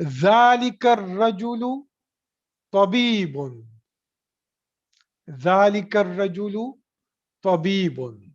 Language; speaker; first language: Arabic; non-native, fluent; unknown